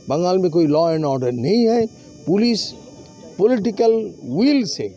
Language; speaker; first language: Hindi; non-native, local second language; Bangla